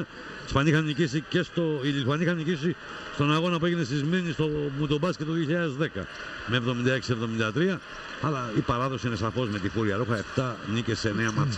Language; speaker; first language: Greek; native; Greek